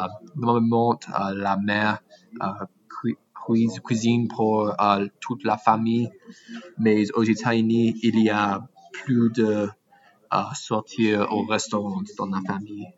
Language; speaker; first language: French; non-native, learner; English